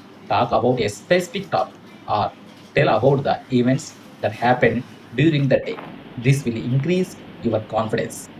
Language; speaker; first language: English; non-native, local second language; Telugu